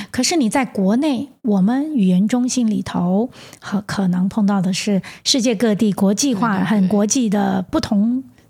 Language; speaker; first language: Chinese; native; Chinese